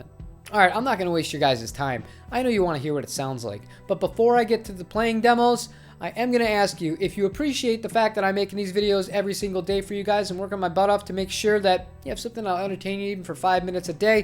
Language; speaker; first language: English; native; English